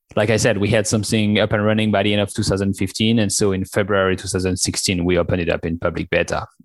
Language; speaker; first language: English; non-native, fluent; French